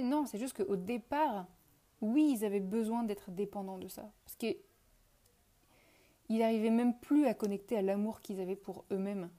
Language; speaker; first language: French; native; French